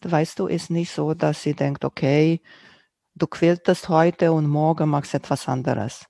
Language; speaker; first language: German; non-native, local second language; Romanian